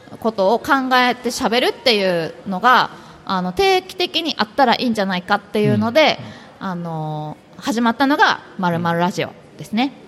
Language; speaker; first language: Japanese; native; Japanese